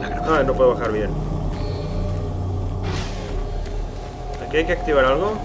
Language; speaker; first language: Spanish; native; Spanish